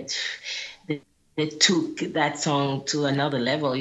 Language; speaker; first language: English; non-native, fluent; Guadeloupean Creole French